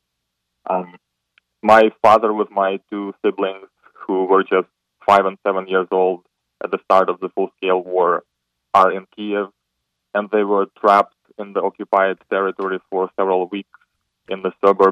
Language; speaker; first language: English; non-native, fluent; Ukrainian